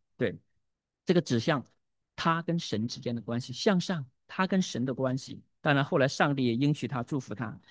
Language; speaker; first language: Chinese; native; Chinese